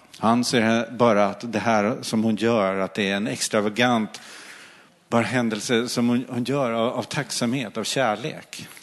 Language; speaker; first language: Swedish; native; Swedish